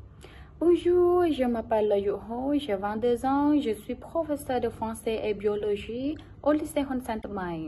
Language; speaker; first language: French; non-native, local second language; Khmer